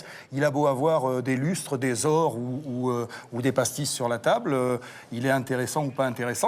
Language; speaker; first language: French; native; French